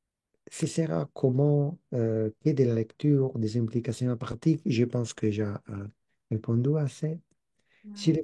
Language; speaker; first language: French; non-native, learner; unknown